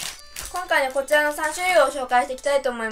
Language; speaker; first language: Japanese; native; Japanese